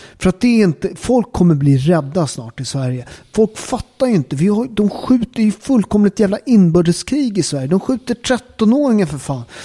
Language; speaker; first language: Swedish; native; Swedish